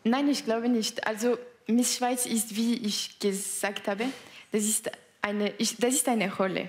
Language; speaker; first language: German; non-native, local second language; French